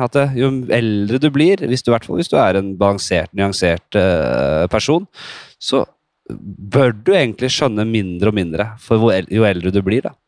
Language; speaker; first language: Norwegian; native; Norwegian